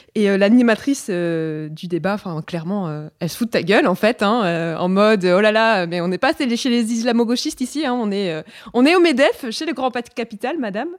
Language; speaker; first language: French; native; French